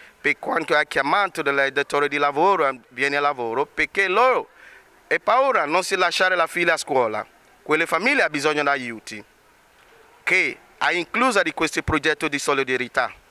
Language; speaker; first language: Italian; non-native, learner; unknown